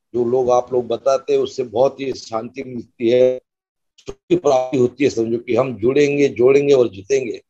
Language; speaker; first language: Hindi; native; Hindi